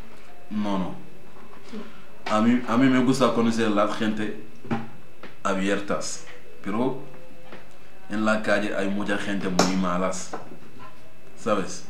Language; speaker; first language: Spanish; non-native, learner; Wolof